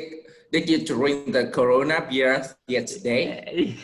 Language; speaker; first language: English; non-native, learner; Vietnamese